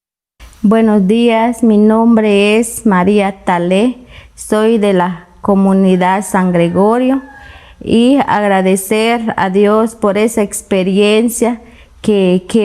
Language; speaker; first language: Spanish; non-native, local second language; Kaqchikel